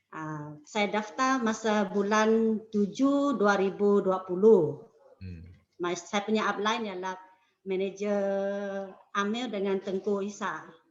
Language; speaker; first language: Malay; non-native, local second language; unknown